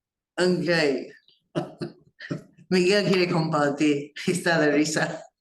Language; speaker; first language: Spanish; non-native, fluent; English